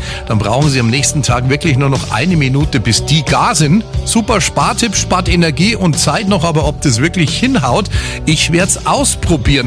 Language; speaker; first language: German; native; German